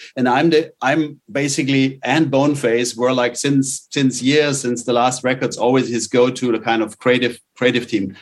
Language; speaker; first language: English; non-native, fluent; German